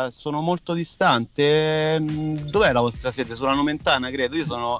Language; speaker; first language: Italian; native; Italian